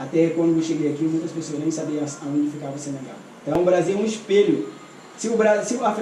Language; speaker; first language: Portuguese; non-native, fluent; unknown